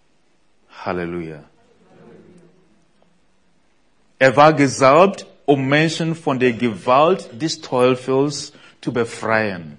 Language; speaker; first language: German; non-native, fluent; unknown